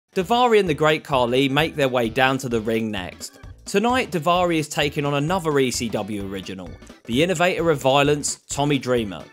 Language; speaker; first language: English; native; English